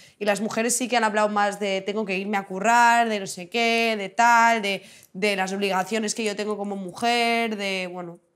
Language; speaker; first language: Spanish; non-native, local second language; Catalan